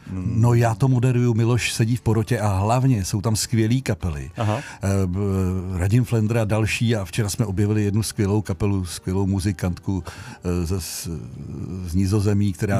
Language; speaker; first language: Czech; native; Czech